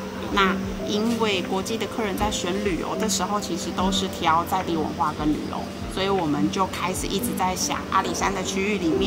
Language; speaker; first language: Chinese; native; Chinese